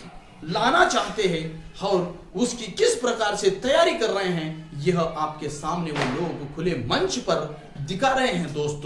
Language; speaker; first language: Hindi; native; Hindi